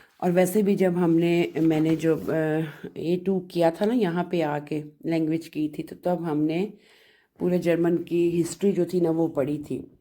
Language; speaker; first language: Urdu; non-native, local second language; Punjabi